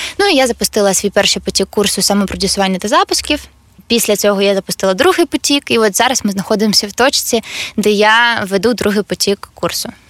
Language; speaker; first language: Ukrainian; non-native, local second language; Russian